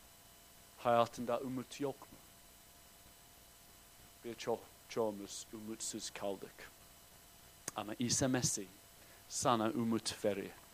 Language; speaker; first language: Turkish; non-native, fluent; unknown